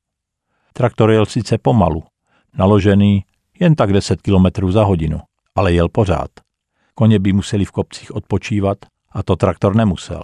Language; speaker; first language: Czech; native; Czech